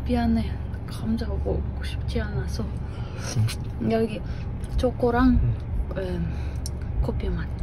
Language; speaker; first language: Korean; non-native, learner; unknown